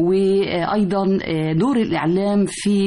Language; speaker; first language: Arabic; native; Arabic